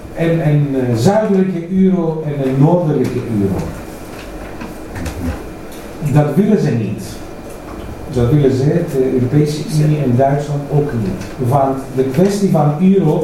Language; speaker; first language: Dutch; non-native, fluent; Greek